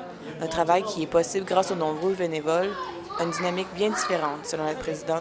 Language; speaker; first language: French; native; French